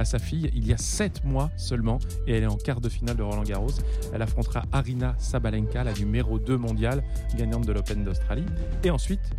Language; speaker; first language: French; native; French